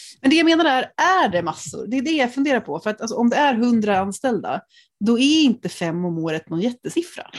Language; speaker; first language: Swedish; native; Swedish